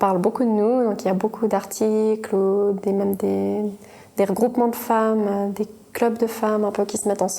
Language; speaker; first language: French; native; French